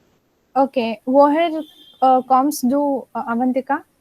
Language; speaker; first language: German; non-native, learner; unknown